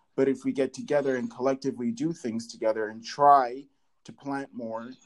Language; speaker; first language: English; native; English